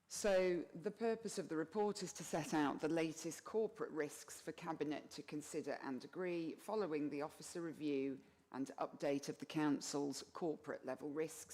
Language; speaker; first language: English; native; English